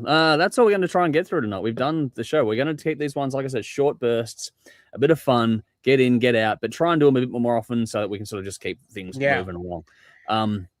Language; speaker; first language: English; native; English